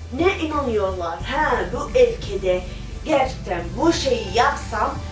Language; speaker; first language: Turkish; non-native, learner; Arabic